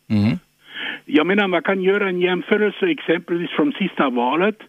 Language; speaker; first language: Swedish; non-native, fluent; French